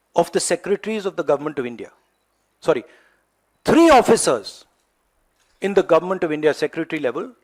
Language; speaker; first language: English; non-native, local second language; Hindi